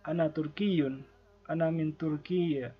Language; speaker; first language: Arabic; non-native, fluent; Indonesian